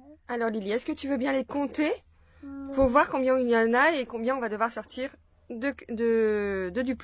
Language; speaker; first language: French; native; French